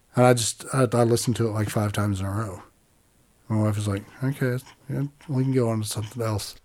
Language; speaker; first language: English; native; English